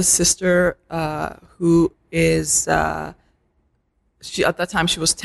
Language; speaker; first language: English; non-native, fluent; Arabic